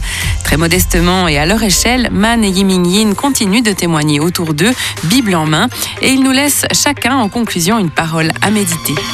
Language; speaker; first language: French; native; French